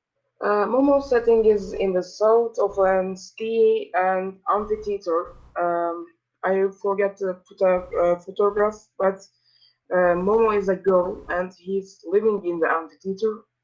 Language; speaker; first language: English; non-native, learner; Turkish